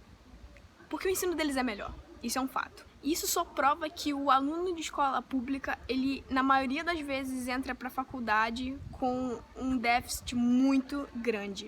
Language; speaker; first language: Portuguese; native; Portuguese